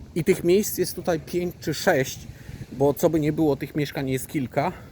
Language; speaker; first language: Polish; native; Polish